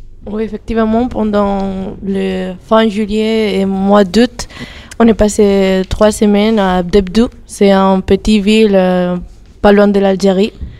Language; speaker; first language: French; non-native, fluent; Spanish